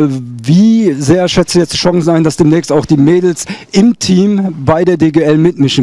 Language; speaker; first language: German; native; German